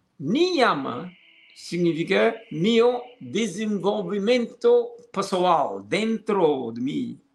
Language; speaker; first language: Portuguese; non-native, fluent; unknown